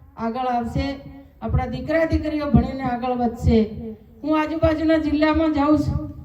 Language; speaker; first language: Gujarati; non-native, local second language; Bhili